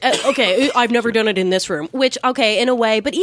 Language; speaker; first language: English; native; English